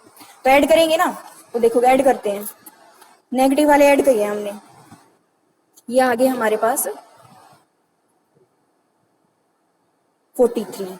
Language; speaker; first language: Hindi; native; Hindi